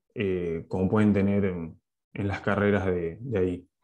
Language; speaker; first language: Spanish; non-native, fluent; French